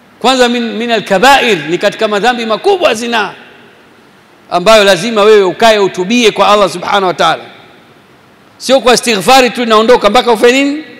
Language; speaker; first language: Swahili; native; Swahili